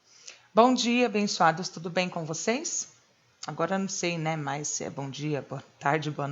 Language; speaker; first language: Portuguese; native; Portuguese